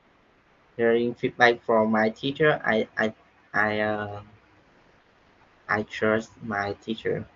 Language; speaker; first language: English; non-native, learner; Vietnamese